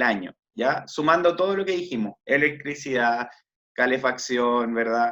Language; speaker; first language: Spanish; native; Spanish